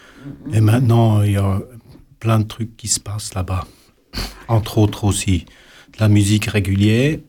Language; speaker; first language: French; non-native, local second language; German